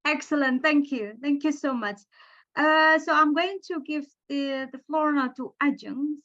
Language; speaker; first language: English; non-native, fluent; Indonesian